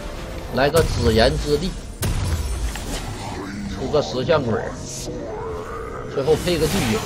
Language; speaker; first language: Chinese; native; Chinese